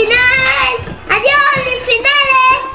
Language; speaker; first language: Spanish; native; Spanish